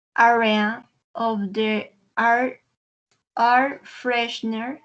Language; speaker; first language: English; non-native, learner; Spanish